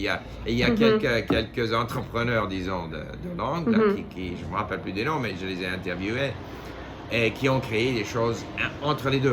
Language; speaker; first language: French; non-native, fluent; English